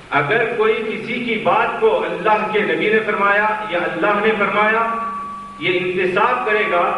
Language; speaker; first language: Urdu; native; Urdu